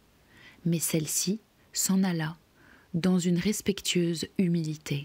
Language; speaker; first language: French; native; French